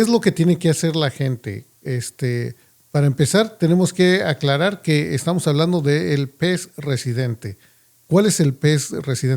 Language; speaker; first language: Spanish; native; Spanish